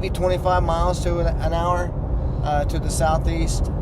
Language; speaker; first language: English; native; English